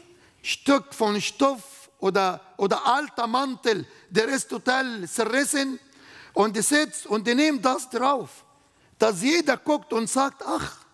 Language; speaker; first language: German; non-native, fluent; Arabic